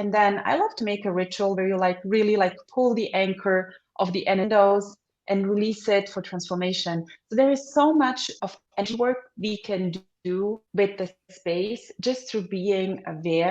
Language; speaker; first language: English; non-native, fluent; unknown